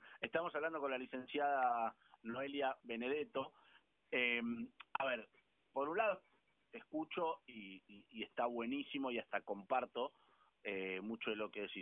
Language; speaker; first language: Spanish; native; Spanish